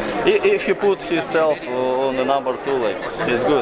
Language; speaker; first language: English; non-native, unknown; Russian